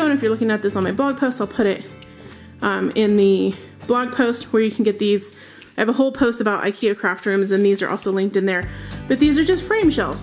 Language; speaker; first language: English; native; English